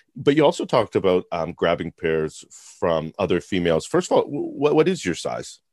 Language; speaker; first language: English; native; English